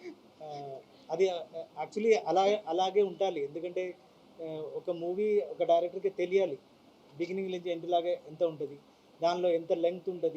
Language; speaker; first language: Telugu; non-native, fluent; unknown